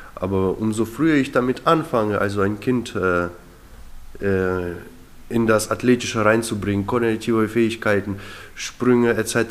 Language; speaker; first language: German; early bilingual, other home language; Russian